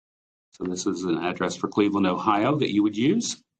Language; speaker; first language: English; native; English